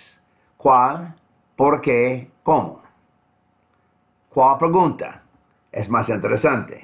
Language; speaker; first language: Spanish; non-native, fluent; English